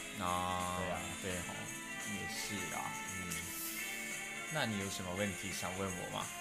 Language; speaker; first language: Chinese; non-native, fluent; Japanese